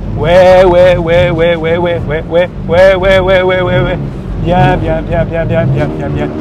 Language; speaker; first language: French; native; French